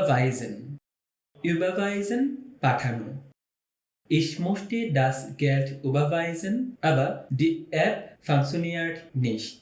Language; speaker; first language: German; non-native, fluent; Bangla